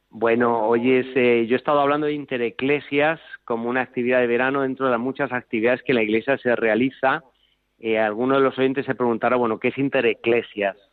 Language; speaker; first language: Spanish; native; Spanish